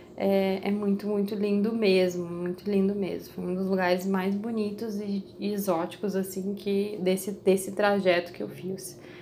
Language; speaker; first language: Portuguese; native; Portuguese